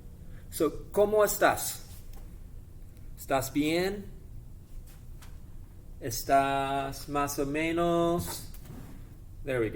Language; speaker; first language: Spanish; non-native, fluent; English